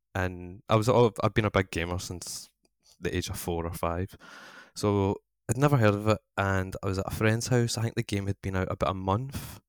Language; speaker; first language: English; native; English